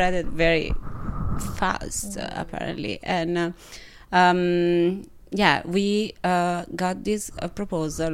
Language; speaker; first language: English; non-native, fluent; Italian